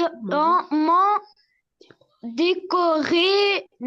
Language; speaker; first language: French; non-native, learner; Arabic